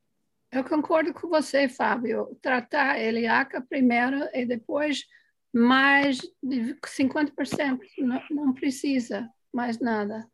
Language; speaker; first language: Portuguese; non-native, fluent; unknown